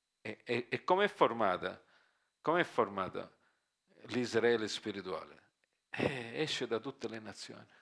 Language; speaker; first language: Italian; early bilingual, heritage; Italian